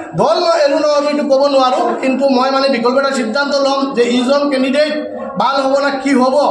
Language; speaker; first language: Assamese; non-native, local second language; Bangla